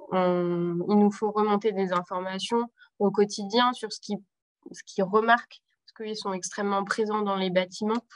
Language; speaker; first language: French; native; French